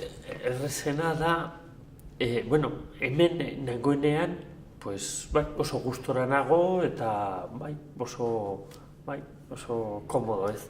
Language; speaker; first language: Basque; non-native, local second language; Spanish